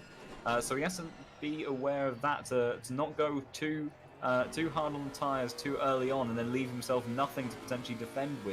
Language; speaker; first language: English; native; English